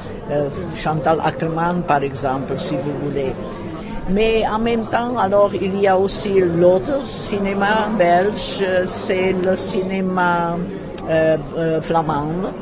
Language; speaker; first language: French; non-native, fluent; Czech